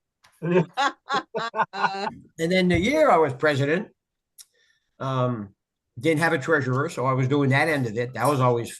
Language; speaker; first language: English; native; English